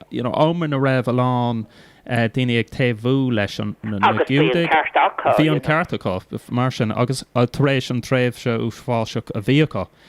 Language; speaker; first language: Irish; non-native, local second language; English